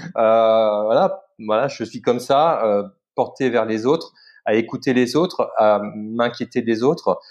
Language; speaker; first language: French; native; French